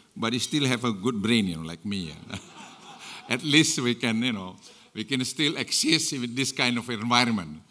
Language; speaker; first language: English; non-native, fluent; Indonesian